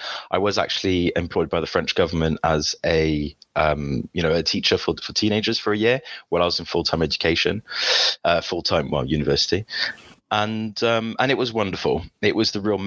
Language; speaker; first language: English; early bilingual, other home language; French